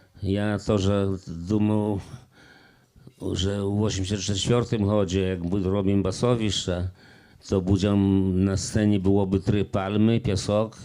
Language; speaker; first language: Polish; non-native, local second language; Belarusian